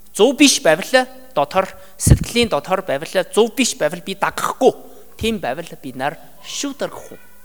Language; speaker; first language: Mongolian; non-native, learner; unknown